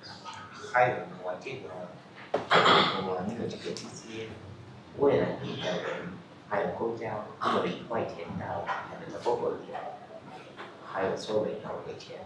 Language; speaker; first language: Chinese; non-native, learner; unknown